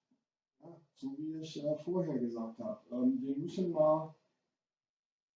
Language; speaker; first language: German; non-native, fluent; English